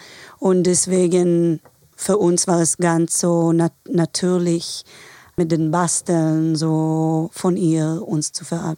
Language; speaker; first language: German; non-native, fluent; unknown